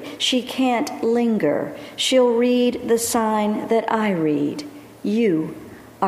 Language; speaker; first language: English; native; English